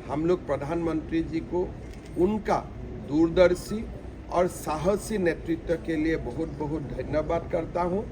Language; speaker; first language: Hindi; non-native, local second language; Assamese